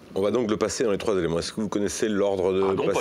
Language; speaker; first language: French; native; French